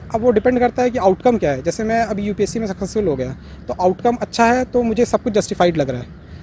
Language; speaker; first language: Hindi; native; Hindi